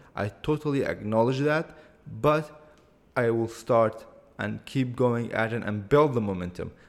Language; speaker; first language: English; non-native, fluent; Kurdish